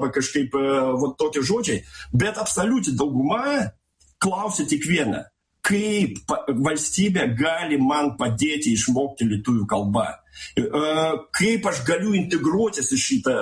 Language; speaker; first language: Lithuanian; non-native, local second language; Russian